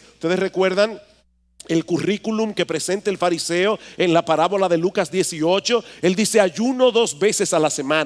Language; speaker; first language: Spanish; native; Spanish